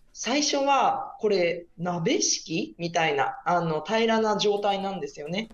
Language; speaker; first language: Japanese; native; Japanese